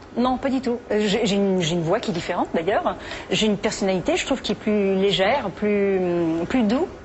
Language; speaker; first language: French; non-native, fluent; English